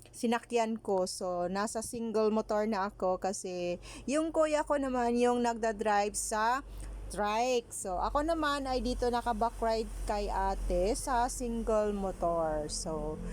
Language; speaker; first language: Filipino; native; Filipino